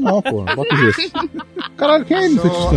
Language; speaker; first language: Portuguese; native; Portuguese